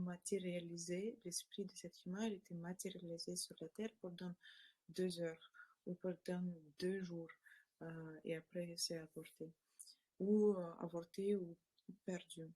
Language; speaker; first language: French; non-native, learner; Russian